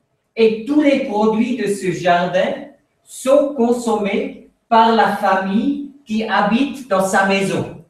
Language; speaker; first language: French; non-native, fluent; Swiss German